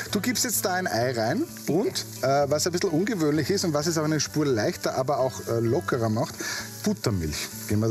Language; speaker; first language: German; native; German